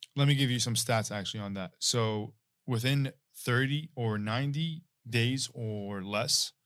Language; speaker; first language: English; non-native, fluent; Arabic